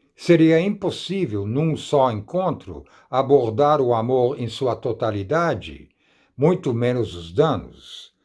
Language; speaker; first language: Portuguese; non-native, fluent; English